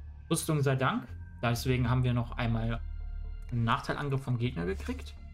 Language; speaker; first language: German; native; German